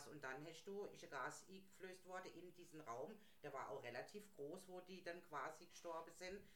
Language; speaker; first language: German; native; German